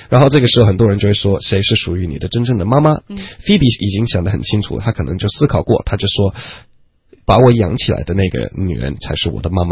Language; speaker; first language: Chinese; native; Chinese